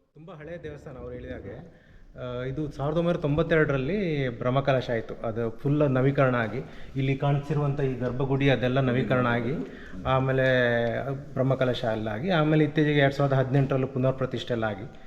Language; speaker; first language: Kannada; native; Kannada